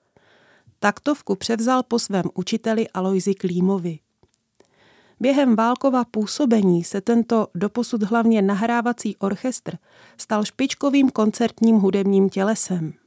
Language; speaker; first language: Czech; native; Czech